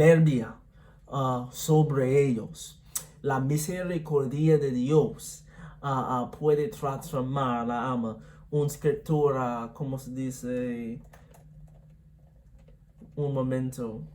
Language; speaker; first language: Spanish; non-native, learner; English